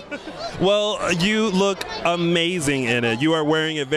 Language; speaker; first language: English; native; English